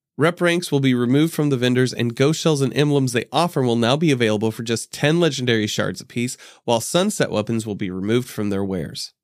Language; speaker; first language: English; native; English